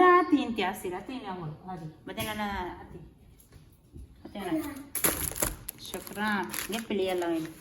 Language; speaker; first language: Arabic; non-native, learner; Bangla